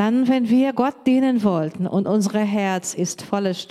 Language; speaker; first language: German; non-native, learner; Portuguese